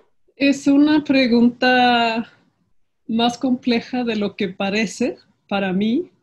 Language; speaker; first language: Spanish; non-native, fluent; Swedish